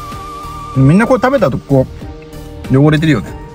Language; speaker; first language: Japanese; native; Japanese